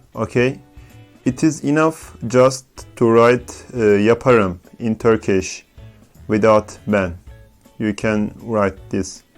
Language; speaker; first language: English; non-native, fluent; Turkish